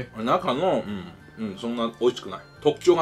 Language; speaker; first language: Japanese; native; Japanese